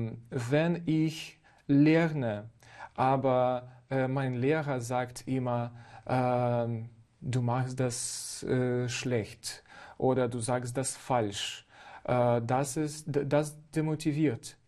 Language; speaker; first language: German; non-native, fluent; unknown